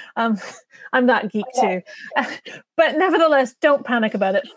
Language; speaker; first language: English; native; English